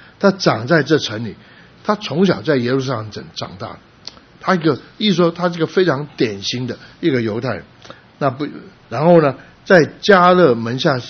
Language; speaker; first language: Chinese; early bilingual, other home language; Cantonese